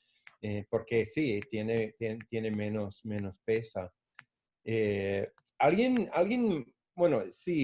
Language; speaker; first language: Spanish; non-native, fluent; English